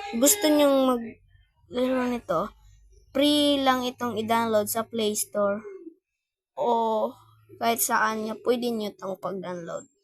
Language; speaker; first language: Filipino; non-native, local second language; Cebuano